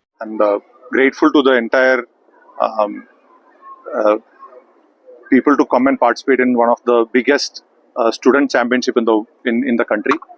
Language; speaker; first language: English; non-native, local second language; Tamil